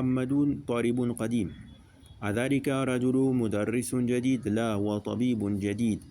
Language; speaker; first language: Arabic; non-native, fluent; French